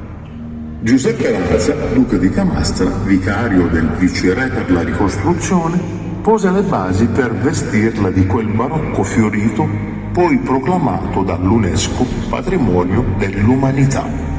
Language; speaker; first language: Italian; native; Italian